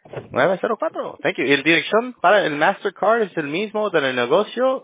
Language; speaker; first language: Spanish; early bilingual, heritage; Spanish